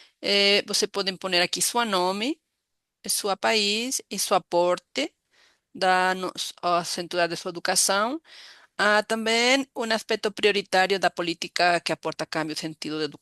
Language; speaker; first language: Portuguese; non-native, learner; Spanish